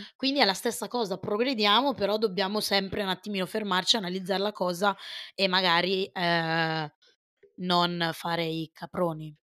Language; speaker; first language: Italian; early bilingual, other home language; Arabic